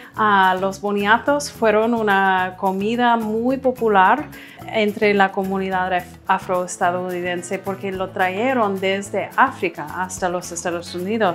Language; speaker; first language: Spanish; non-native, fluent; English